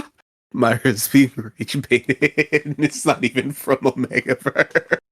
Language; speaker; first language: English; native; English